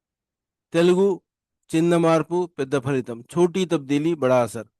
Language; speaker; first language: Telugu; non-native, local second language; Urdu